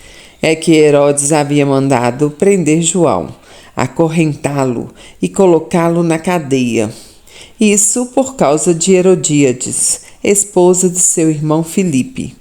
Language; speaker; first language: Portuguese; native; Portuguese